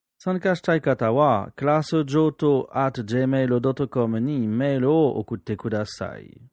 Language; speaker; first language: Japanese; non-native, fluent; French